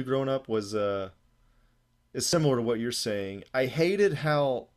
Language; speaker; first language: English; native; English